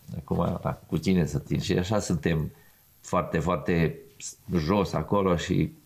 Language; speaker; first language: Romanian; non-native, local second language; Serbian